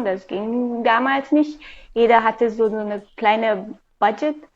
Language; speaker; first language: German; non-native, fluent; Hungarian